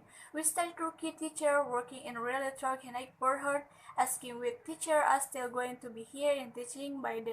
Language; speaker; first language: English; non-native, learner; Indonesian